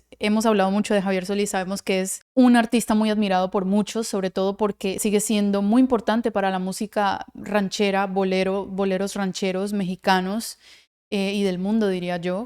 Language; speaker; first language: Spanish; native; Spanish